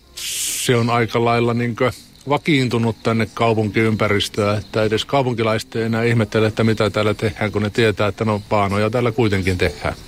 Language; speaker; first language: Finnish; native; Finnish